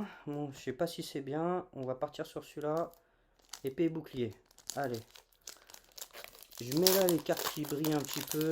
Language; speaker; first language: French; native; French